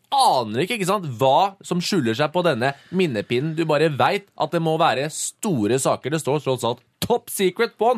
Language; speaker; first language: Norwegian; native; Norwegian